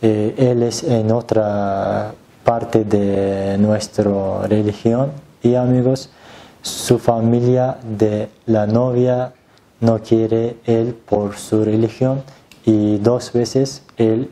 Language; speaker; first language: Spanish; non-native, learner; Turkish